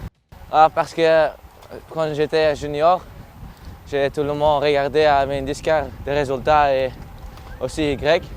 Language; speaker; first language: French; non-native, learner; Dutch